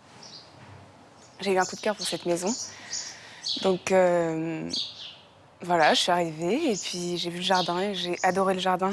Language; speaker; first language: French; native; French